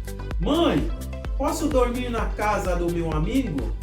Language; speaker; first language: Portuguese; non-native, local second language; Haitian Creole